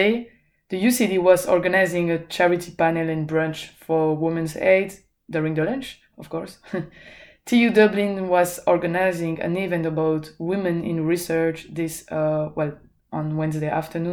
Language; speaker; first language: English; non-native, fluent; French